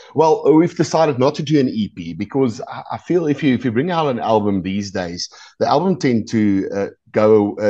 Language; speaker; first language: English; non-native, local second language; Afrikaans